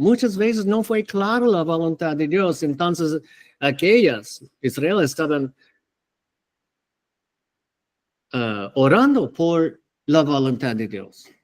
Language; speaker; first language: Spanish; non-native, fluent; English